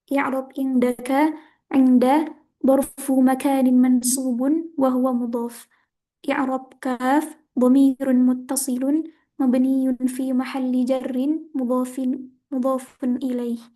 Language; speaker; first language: Arabic; non-native, learner; Indonesian